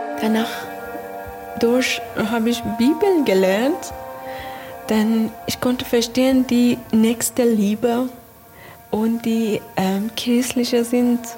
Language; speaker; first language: German; non-native, learner; Persian